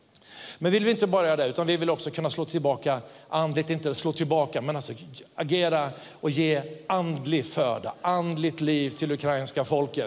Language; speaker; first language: Swedish; native; Swedish